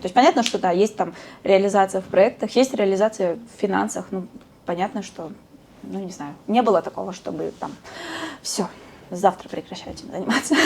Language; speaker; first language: Russian; native; Russian